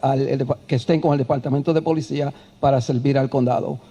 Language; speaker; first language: Spanish; early bilingual, heritage; Spanish